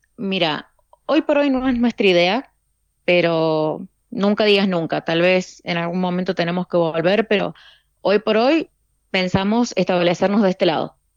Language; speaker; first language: Spanish; native; Spanish